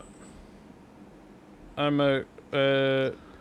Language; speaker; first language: English; native; English